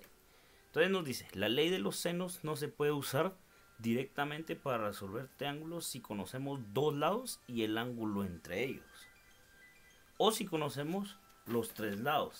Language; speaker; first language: Spanish; native; Spanish